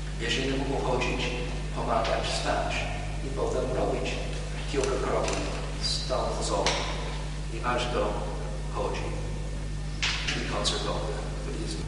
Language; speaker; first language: Polish; non-native, learner; English